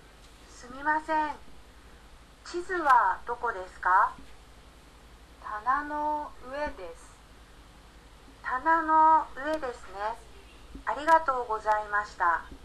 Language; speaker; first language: Japanese; non-native, learner; Indonesian